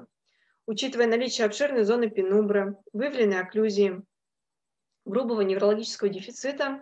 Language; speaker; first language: Russian; native; Russian